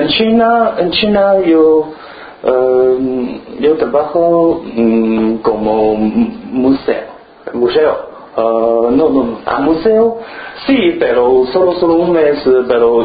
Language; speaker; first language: Spanish; non-native, learner; Chinese